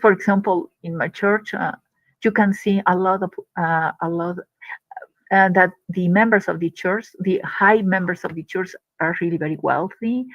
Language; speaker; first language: English; non-native, learner; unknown